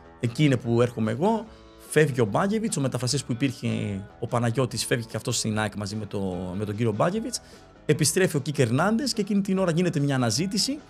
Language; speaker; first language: Greek; early bilingual, other home language; Spanish